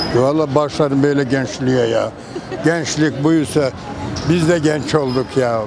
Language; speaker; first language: Turkish; native; Turkish